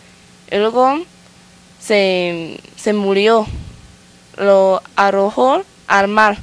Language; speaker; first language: Spanish; non-native, learner; Chinese